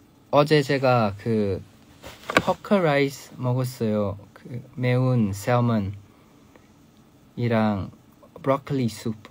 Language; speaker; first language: Korean; non-native, fluent; Thai